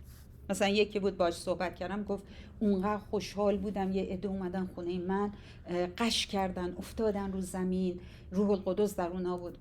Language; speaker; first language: Persian; native; Persian